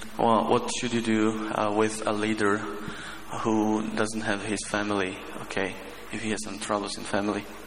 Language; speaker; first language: English; non-native, fluent; Czech